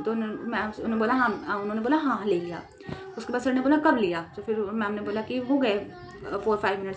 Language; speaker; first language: Hindi; native; Hindi